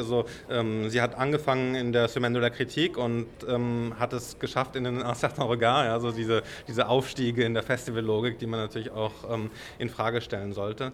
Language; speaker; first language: German; native; German